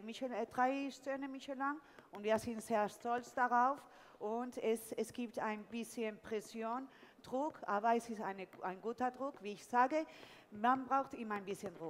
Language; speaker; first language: German; non-native, fluent; Spanish